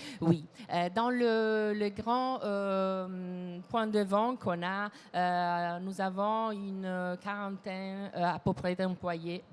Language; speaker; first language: French; non-native, fluent; Italian